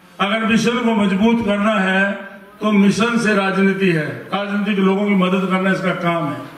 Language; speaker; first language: Hindi; native; Hindi